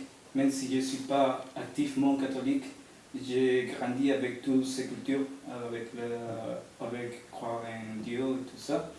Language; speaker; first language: French; non-native, fluent; Spanish